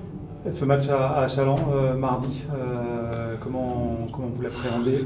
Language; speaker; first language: French; native; French